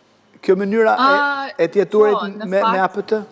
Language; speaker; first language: Albanian; native; Albanian